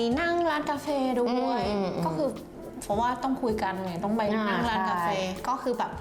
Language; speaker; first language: Thai; non-native, fluent; Vietnamese